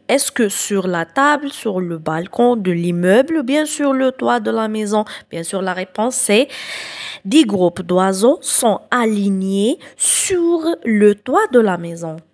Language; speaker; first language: French; non-native, local second language; Arabic